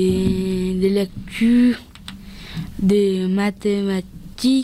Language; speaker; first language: French; early bilingual, other home language; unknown